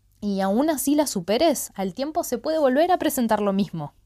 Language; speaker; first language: Spanish; native; Spanish